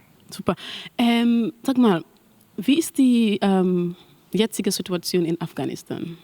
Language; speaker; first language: German; non-native, learner; Mandingo